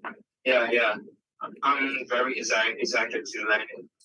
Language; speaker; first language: English; non-native, learner; Vietnamese